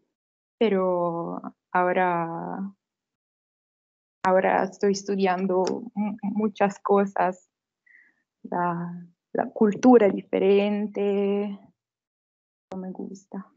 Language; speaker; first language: Spanish; non-native, fluent; Italian